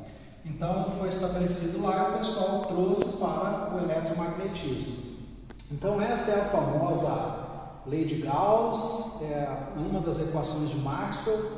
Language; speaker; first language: Portuguese; native; Portuguese